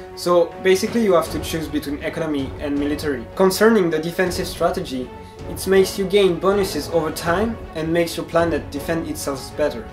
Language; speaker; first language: English; non-native, fluent; French